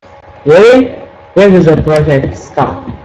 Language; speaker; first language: English; non-native, learner; Vietnamese